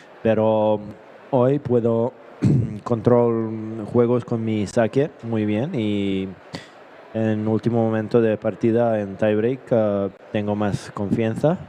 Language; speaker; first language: Spanish; non-native, learner; Serbian